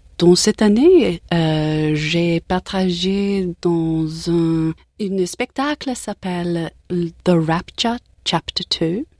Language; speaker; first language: French; non-native, learner; English